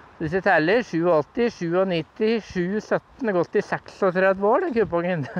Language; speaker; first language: Norwegian; native; Norwegian